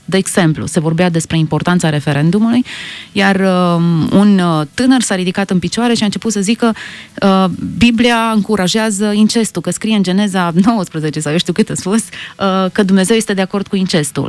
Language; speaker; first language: Romanian; native; Romanian